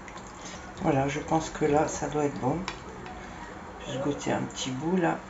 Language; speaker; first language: French; native; French